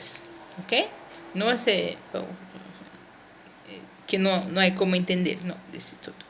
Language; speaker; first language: Spanish; non-native, fluent; Portuguese